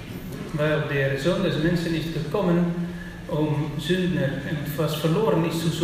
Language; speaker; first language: German; non-native, fluent; Dutch